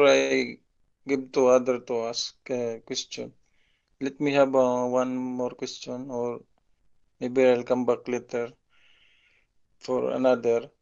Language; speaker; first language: English; non-native, local second language; Filipino